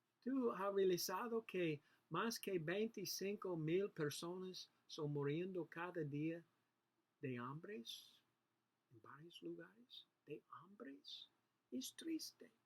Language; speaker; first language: Spanish; non-native, learner; English